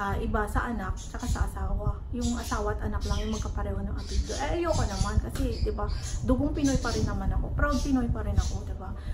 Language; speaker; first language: Filipino; native; Filipino